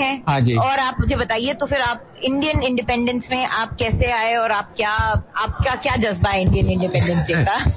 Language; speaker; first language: Hindi; non-native, local second language; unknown